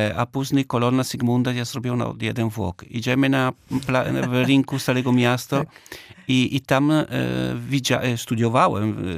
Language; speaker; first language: Polish; non-native, learner; Italian